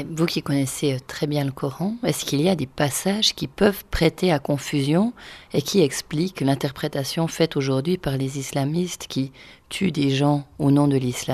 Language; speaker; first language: French; native; French